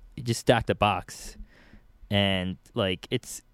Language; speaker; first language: English; native; English